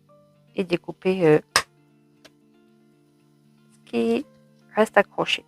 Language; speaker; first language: French; native; French